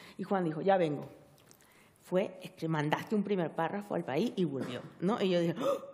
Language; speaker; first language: Spanish; native; Spanish